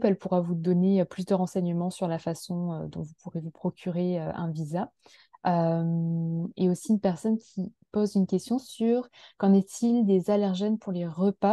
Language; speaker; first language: French; native; French